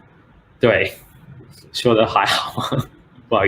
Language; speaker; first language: Chinese; early bilingual, heritage; Chinese